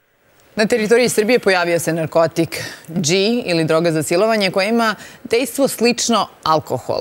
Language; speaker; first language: Serbian; native; Serbian